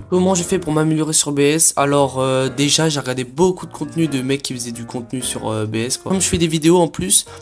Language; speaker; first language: French; native; French